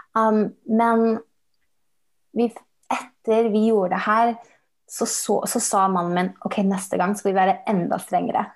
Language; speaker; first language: Norwegian; early bilingual, heritage; English